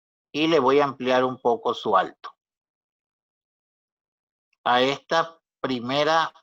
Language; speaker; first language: Spanish; native; Spanish